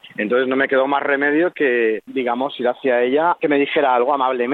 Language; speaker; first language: Spanish; native; Spanish